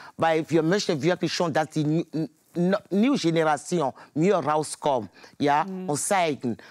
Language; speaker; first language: German; non-native, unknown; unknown